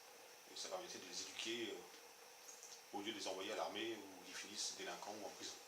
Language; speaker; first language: French; native; French